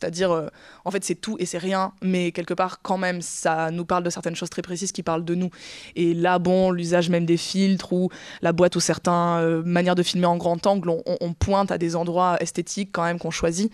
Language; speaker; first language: French; native; French